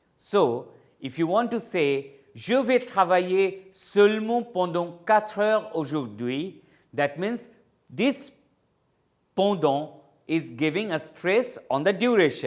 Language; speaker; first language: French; non-native, fluent; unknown